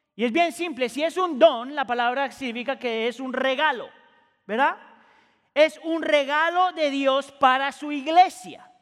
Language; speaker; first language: Spanish; native; Spanish